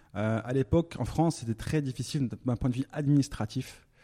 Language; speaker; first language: French; native; French